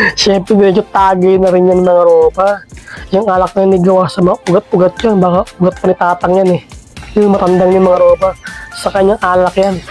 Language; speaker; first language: Filipino; native; Filipino